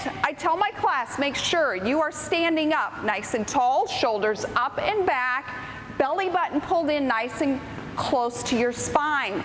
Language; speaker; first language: English; native; English